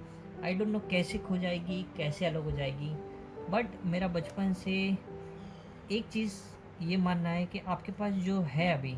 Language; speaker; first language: Hindi; native; Hindi